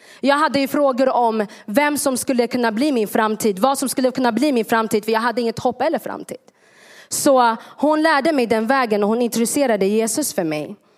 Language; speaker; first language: Swedish; early bilingual, other home language; Tigrinya